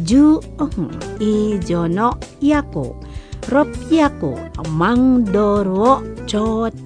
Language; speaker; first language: Japanese; non-native, fluent; Indonesian